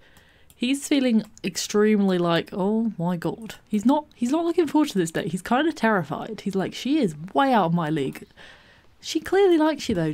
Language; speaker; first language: English; native; English